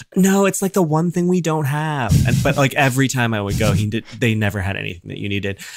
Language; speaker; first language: English; native; English